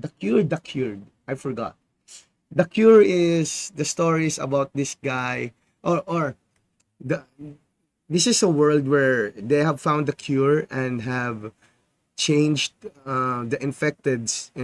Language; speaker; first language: English; non-native, fluent; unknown